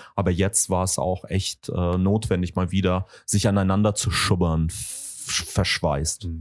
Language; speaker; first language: German; early bilingual, other home language; Russian